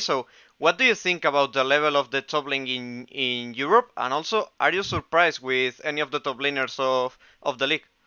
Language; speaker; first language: English; non-native, fluent; Spanish